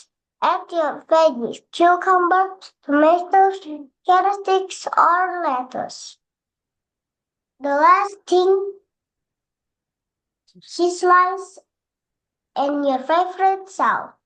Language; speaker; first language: English; non-native, learner; Indonesian